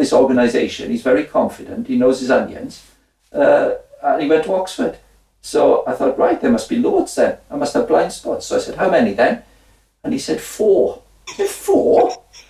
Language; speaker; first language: English; native; English